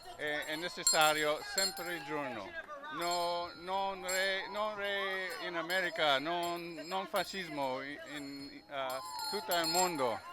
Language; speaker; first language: Italian; non-native, learner; English